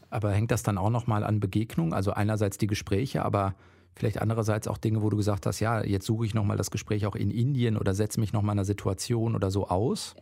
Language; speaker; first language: German; native; German